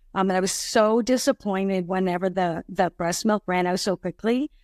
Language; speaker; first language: English; native; English